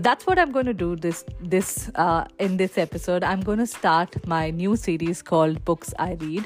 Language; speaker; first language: English; non-native, local second language; Malayalam